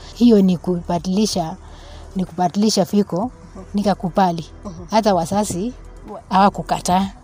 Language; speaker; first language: Swahili; non-native, local second language; Kalenjin